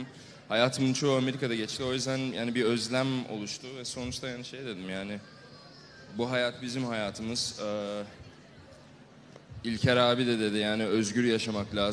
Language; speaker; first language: Turkish; early bilingual, heritage; Turkish